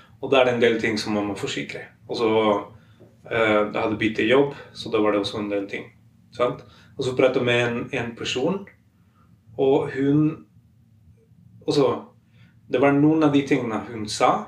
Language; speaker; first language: Norwegian; non-native, fluent; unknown